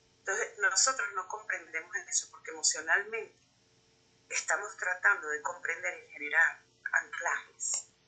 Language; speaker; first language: Spanish; native; Spanish